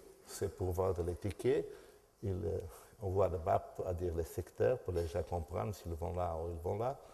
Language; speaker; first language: French; non-native, fluent; Portuguese